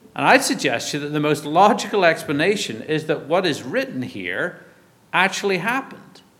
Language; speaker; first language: English; native; English